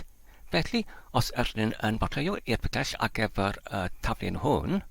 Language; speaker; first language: Welsh; non-native, learner; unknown